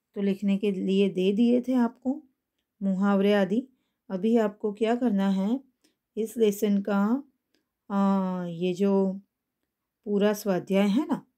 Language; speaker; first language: Hindi; non-native, local second language; Gujarati